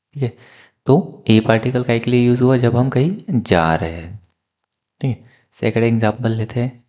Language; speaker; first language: Hindi; native; Hindi